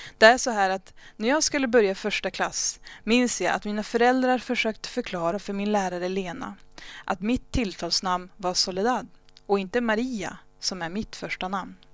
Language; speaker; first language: Swedish; early bilingual, other home language; Spanish